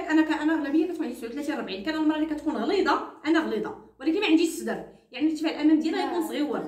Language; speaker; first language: Arabic; native; Arabic